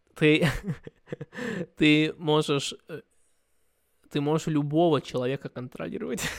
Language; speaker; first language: Russian; early bilingual, other home language; English